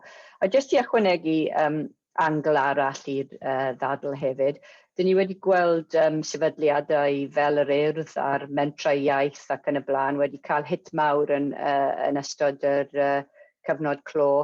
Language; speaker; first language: Welsh; non-native, local second language; English